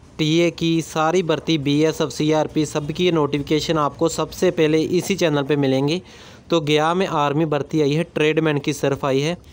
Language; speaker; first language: Hindi; non-native, local second language; Punjabi